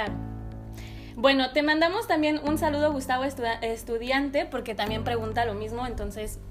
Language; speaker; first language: Spanish; native; Spanish